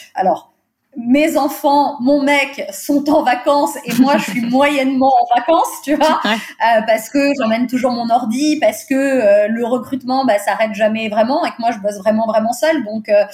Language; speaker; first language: French; early bilingual, other home language; Portuguese